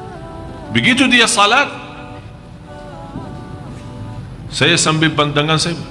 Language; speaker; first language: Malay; non-native, fluent; Arabic